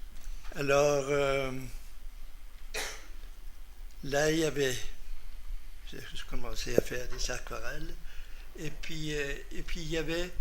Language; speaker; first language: French; non-native, fluent; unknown